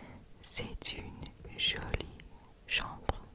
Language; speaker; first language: French; non-native, learner; English